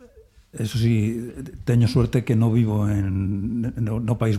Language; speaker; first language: Galician; non-native, learner; Spanish